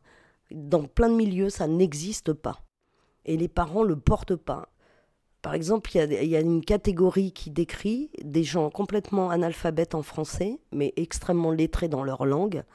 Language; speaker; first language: French; native; French